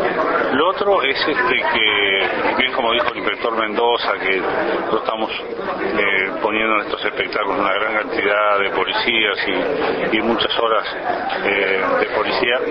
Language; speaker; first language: Spanish; native; Spanish